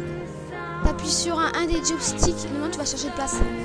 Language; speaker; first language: French; native; French